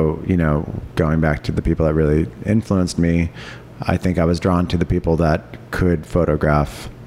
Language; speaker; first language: English; native; English